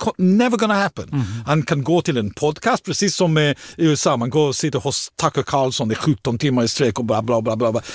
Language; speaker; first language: Swedish; non-native, fluent; Hebrew